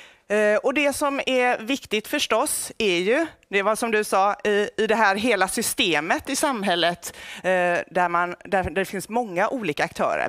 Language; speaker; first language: Swedish; native; Swedish